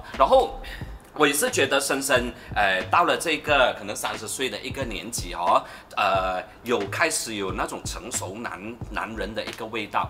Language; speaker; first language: Chinese; native; Chinese